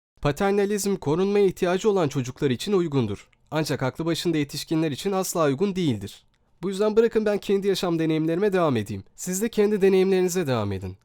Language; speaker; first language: Turkish; native; Turkish